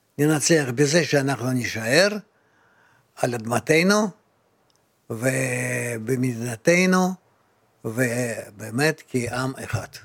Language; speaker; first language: Hebrew; non-native, fluent; Russian